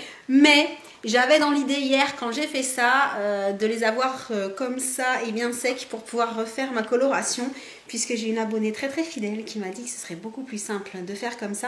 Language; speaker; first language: French; native; French